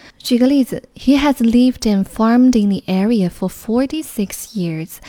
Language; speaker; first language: English; non-native, fluent; Chinese